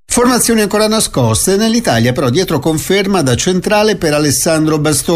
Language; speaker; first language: Italian; native; Italian